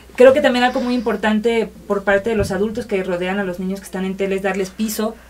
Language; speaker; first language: Spanish; native; Spanish